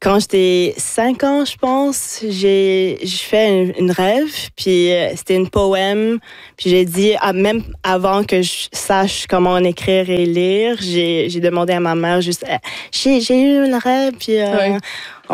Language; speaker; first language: French; non-native, fluent; English